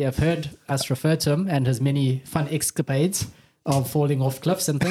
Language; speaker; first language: English; native; English